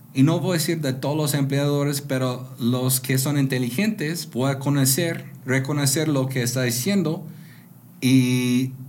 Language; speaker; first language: Spanish; non-native, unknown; English